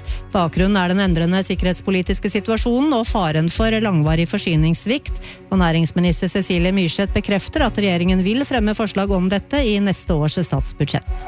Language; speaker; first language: Norwegian; native; Norwegian